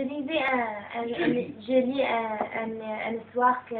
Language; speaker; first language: French; non-native, learner; Arabic